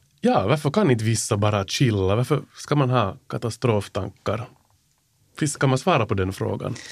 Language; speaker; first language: Swedish; native; Swedish